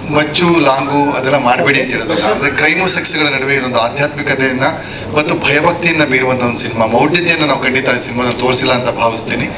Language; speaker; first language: Kannada; native; Kannada